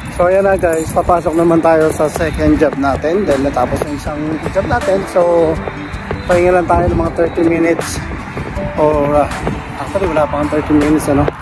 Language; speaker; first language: Filipino; native; Filipino